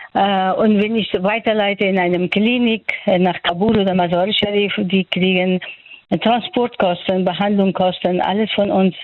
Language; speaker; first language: German; non-native, fluent; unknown